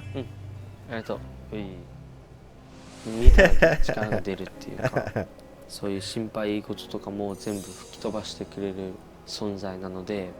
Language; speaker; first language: Japanese; native; Japanese